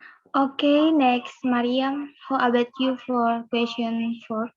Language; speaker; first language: English; non-native, learner; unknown